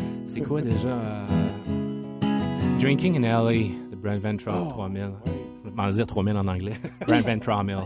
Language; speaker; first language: French; native; French